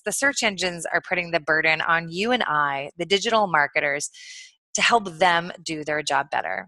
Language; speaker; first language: English; native; English